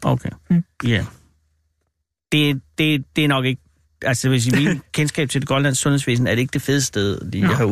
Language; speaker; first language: Danish; native; Danish